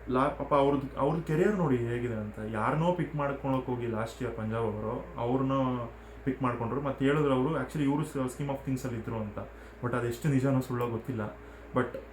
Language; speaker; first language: Kannada; non-native, local second language; Telugu